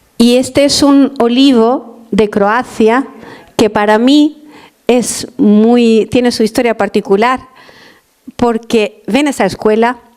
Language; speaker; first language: Spanish; non-native, fluent; Albanian